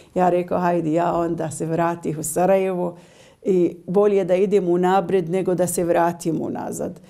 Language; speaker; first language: Bosnian; non-native, learner; Arabic